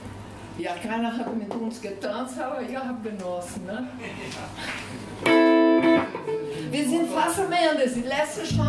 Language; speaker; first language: German; non-native, fluent; Portuguese